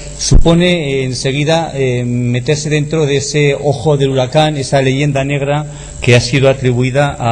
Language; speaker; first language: Spanish; native; Spanish